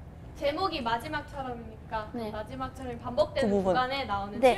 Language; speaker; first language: Korean; native; Korean